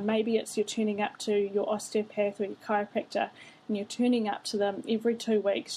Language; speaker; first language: English; native; English